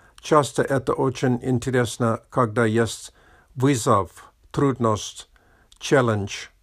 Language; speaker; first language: Russian; non-native, learner; English